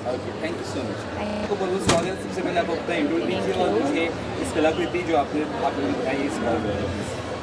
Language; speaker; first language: Hindi; native; Hindi